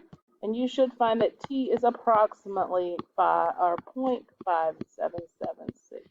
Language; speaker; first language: English; native; English